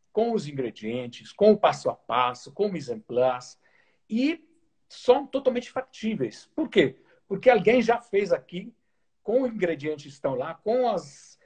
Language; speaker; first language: Portuguese; non-native, fluent; Italian